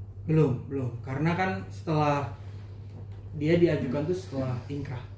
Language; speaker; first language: Indonesian; native; Indonesian